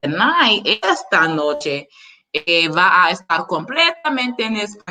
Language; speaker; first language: Spanish; non-native, learner; English